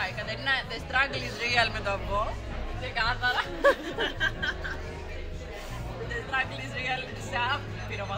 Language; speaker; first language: Greek; native; Greek